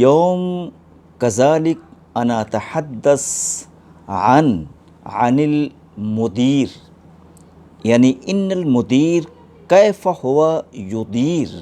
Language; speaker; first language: Arabic; non-native, fluent; Urdu